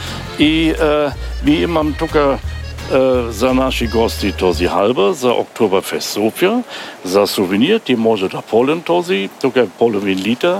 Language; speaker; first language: Bulgarian; non-native, learner; German